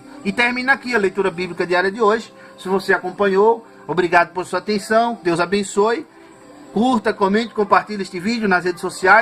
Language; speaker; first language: Portuguese; native; Portuguese